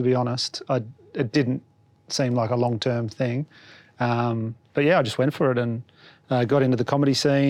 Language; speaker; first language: English; native; English